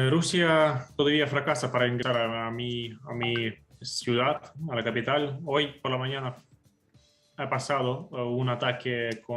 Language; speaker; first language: Spanish; non-native, fluent; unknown